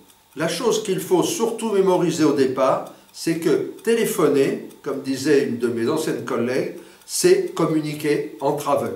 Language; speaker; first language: French; native; French